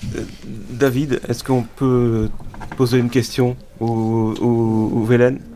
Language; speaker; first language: French; native; French